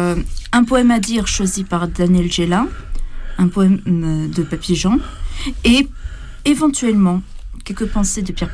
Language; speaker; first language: French; non-native, fluent; Portuguese